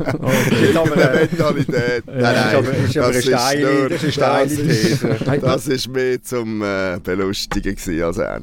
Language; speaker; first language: German; native; German